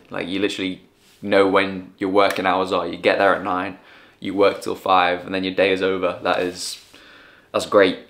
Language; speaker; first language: English; native; English